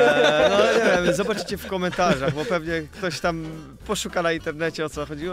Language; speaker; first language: Polish; early bilingual, other home language; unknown